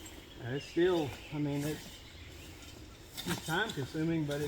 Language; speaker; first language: English; native; English